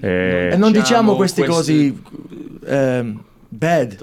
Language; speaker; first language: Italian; early bilingual, heritage; English